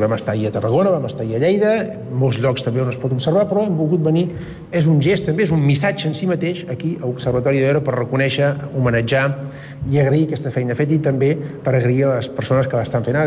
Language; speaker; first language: Catalan; native; Catalan